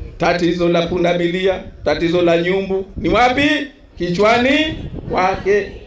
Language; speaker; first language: Swahili; native; Swahili